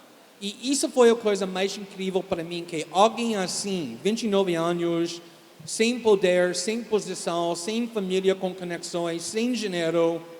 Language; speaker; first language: Portuguese; non-native, fluent; English